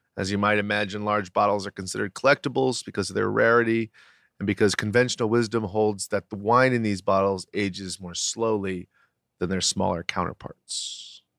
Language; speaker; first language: English; native; English